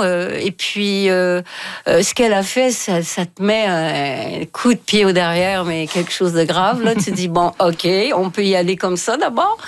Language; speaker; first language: French; native; French